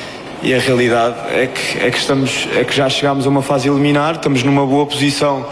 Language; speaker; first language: Portuguese; native; Portuguese